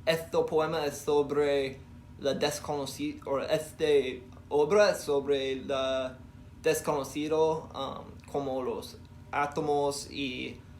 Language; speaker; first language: Spanish; non-native, learner; English